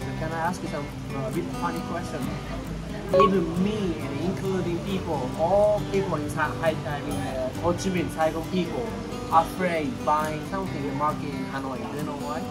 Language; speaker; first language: English; non-native, learner; Japanese